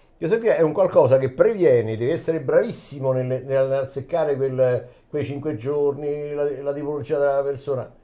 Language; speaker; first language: Italian; native; Italian